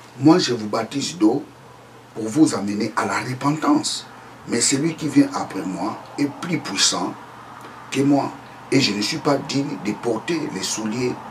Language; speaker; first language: French; non-native, local second language; Lingala